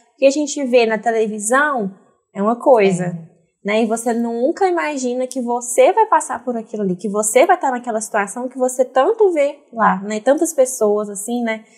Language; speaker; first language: Portuguese; native; Portuguese